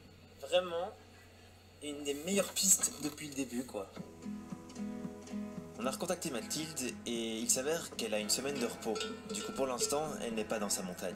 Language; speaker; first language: French; native; French